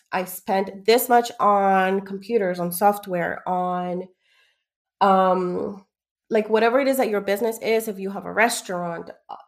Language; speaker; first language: English; early bilingual, other home language; Spanish